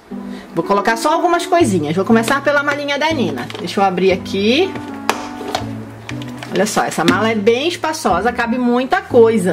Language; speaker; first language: Portuguese; native; Portuguese